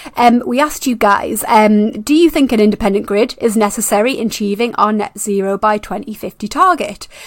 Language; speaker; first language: English; native; English